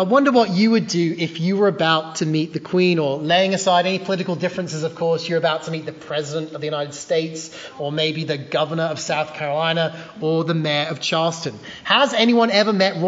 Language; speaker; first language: English; native; English